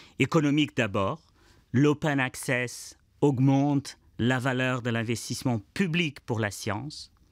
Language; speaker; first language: French; non-native, fluent; Portuguese